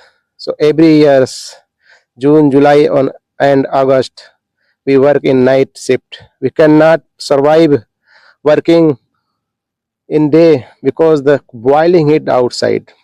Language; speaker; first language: English; non-native, local second language; Hindi